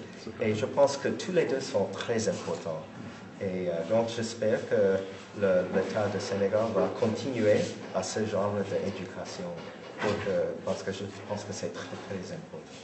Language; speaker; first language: French; non-native, fluent; English